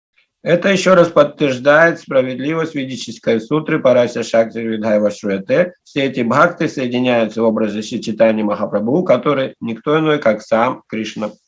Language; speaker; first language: Russian; native; Russian